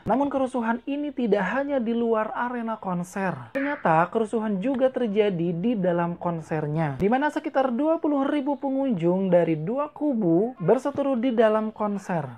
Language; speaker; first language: Indonesian; native; Indonesian